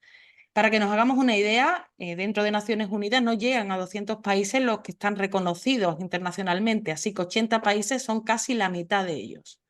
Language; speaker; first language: Spanish; native; Spanish